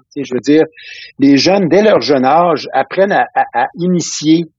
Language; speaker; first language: French; native; French